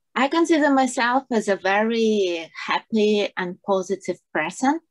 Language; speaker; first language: English; non-native, fluent; Russian